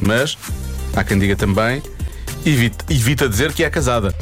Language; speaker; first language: Portuguese; native; Portuguese